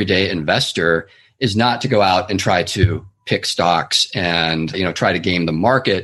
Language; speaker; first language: English; native; English